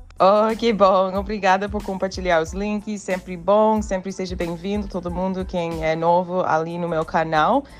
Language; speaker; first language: Portuguese; non-native, fluent; English